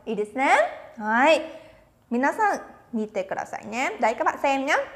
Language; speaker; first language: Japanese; non-native, fluent; Vietnamese